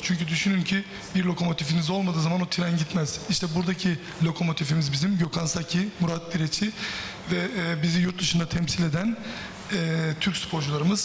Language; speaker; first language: Turkish; native; Turkish